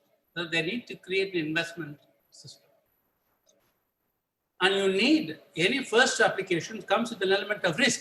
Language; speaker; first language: English; non-native, local second language; Tamil